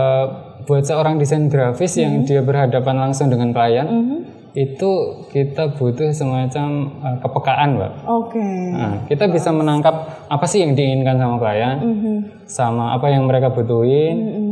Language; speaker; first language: Indonesian; native; Indonesian